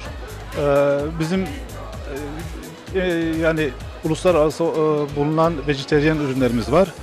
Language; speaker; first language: Turkish; early bilingual, other home language; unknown